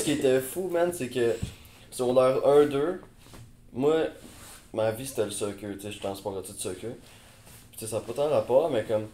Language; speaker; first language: French; native; French